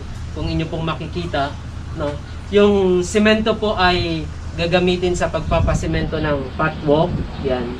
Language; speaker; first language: Filipino; native; Filipino